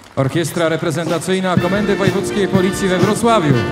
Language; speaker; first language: Polish; native; Polish